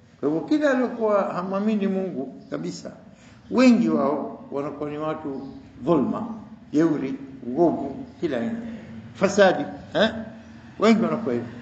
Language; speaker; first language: Swahili; native; Swahili